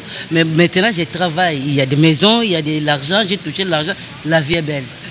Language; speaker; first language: French; non-native, learner; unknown